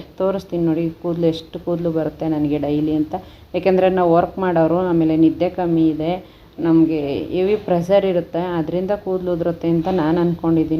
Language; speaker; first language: Kannada; native; Kannada